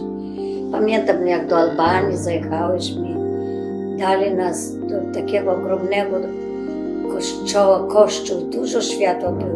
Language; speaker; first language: Polish; early bilingual, other home language; Macedonian